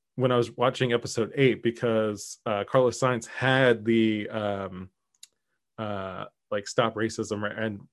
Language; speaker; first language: English; native; English